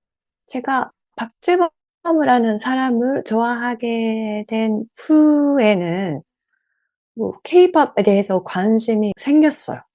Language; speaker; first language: Korean; non-native, learner; Japanese